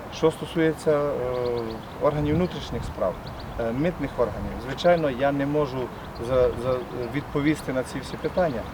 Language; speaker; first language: Ukrainian; native; Ukrainian